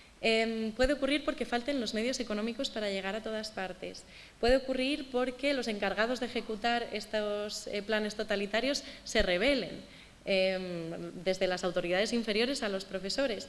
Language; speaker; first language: Spanish; native; Spanish